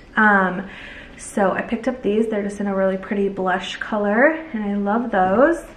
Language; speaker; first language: English; native; English